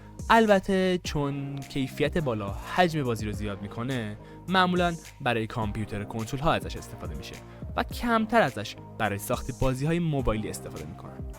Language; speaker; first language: Persian; native; Persian